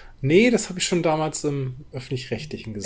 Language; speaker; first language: German; native; German